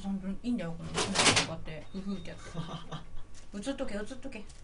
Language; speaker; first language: Japanese; native; Japanese